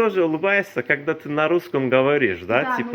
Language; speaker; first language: Russian; non-native, learner; Turkish